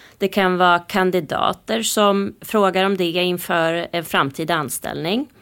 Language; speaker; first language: Swedish; native; Swedish